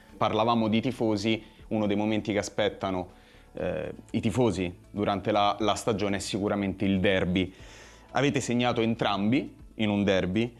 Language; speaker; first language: Italian; native; Italian